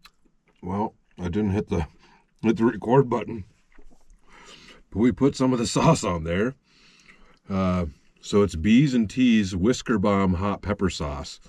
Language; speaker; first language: English; native; English